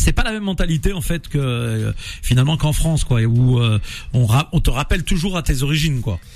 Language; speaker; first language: French; native; French